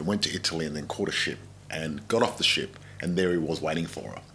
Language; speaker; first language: English; non-native, local second language; Macedonian